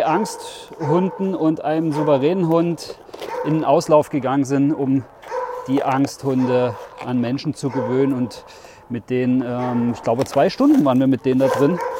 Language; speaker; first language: German; native; German